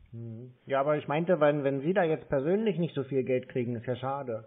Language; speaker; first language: German; native; German